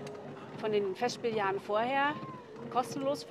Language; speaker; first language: German; native; German